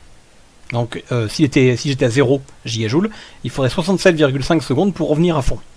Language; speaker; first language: French; native; French